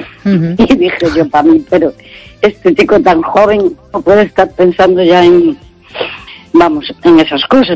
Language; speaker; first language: Spanish; native; Spanish